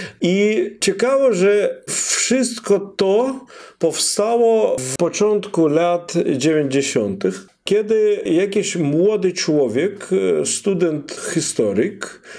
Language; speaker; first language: Polish; non-native, fluent; Russian